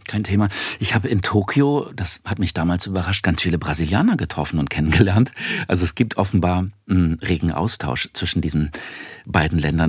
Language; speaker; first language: German; native; German